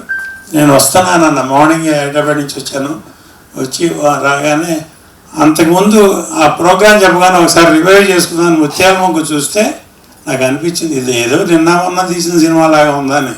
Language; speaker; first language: Telugu; native; Telugu